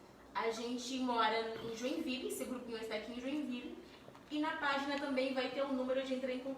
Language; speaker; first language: Portuguese; non-native, fluent; Haitian Creole